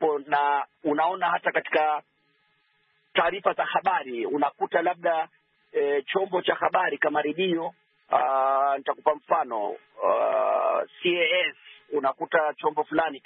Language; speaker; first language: Swahili; native; Swahili